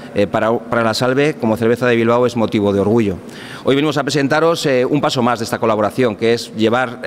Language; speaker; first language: Spanish; native; Spanish